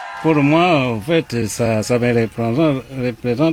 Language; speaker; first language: French; non-native, local second language; Igbo